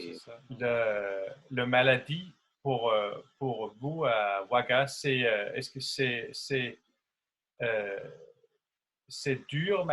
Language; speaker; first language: French; non-native, learner; Danish